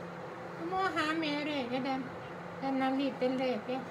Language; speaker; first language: Norwegian; non-native, learner; Thai